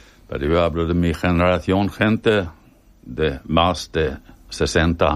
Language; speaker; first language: Spanish; non-native, fluent; Swedish